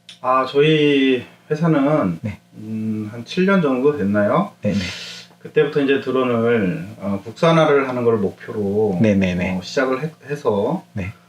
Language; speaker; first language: Korean; native; Korean